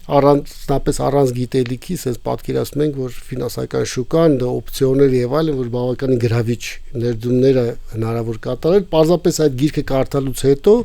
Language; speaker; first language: Armenian; native; Armenian